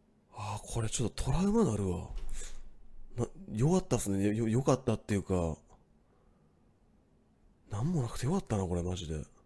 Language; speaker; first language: Japanese; native; Japanese